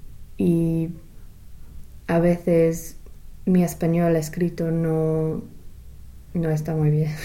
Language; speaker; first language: Spanish; non-native, fluent; English